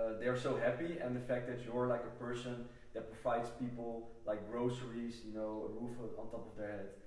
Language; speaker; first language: English; non-native, fluent; Dutch